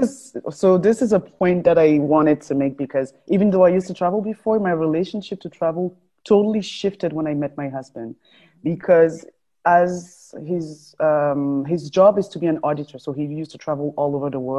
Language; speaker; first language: English; non-native, local second language; French